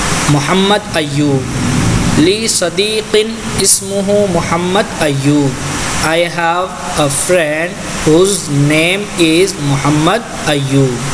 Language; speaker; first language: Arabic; non-native, fluent; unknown